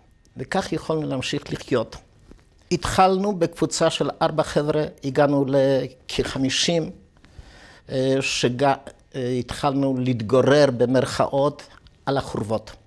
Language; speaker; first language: Hebrew; non-native, fluent; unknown